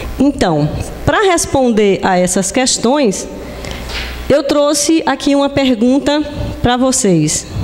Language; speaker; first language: Portuguese; native; Portuguese